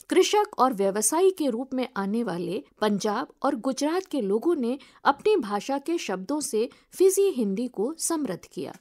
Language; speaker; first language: Hindi; native; Hindi